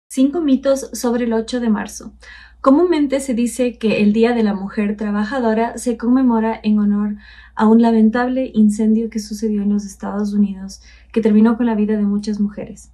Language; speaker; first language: Spanish; native; Spanish